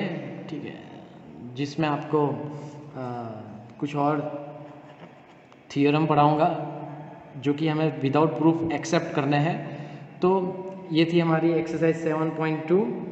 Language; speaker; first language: Hindi; native; Hindi